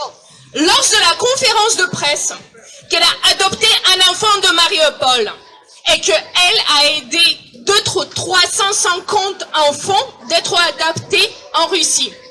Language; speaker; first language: French; non-native, fluent; Ukrainian